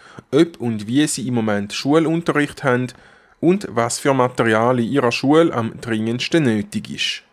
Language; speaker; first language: German; native; German